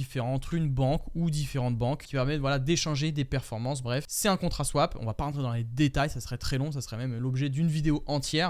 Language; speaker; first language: French; native; French